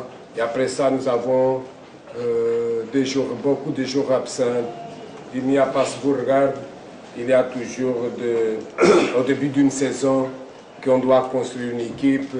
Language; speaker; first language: French; non-native, fluent; Portuguese